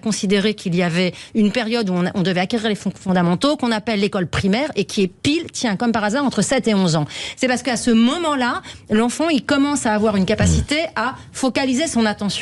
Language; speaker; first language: French; native; French